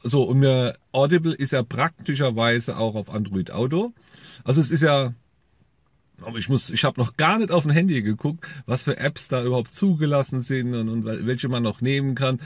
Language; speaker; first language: German; native; German